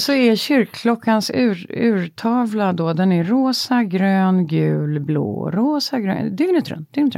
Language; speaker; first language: Swedish; native; Swedish